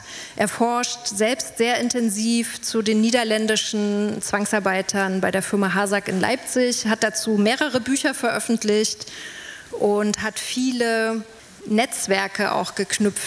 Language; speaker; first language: German; native; German